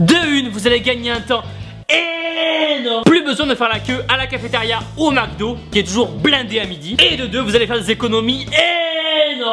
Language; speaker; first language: French; native; French